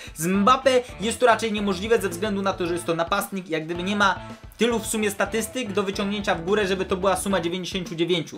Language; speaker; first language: Polish; native; Polish